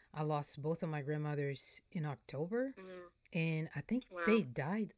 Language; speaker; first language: English; non-native, fluent; Portuguese